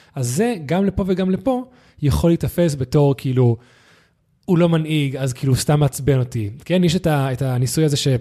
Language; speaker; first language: Hebrew; early bilingual, other home language; Spanish